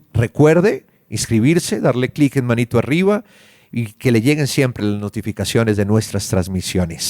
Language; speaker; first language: Spanish; native; Spanish